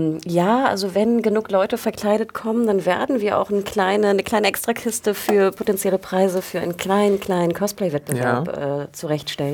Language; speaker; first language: German; native; German